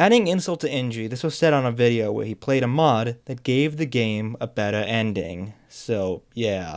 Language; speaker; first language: English; native; English